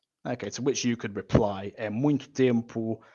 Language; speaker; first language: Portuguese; non-native, fluent; English